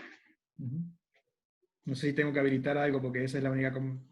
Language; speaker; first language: Spanish; native; Spanish